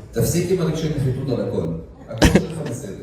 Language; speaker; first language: Hebrew; native; Hebrew